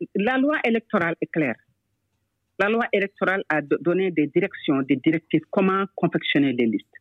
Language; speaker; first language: French; non-native, local second language; Wolof